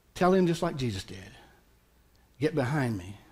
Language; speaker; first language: English; native; English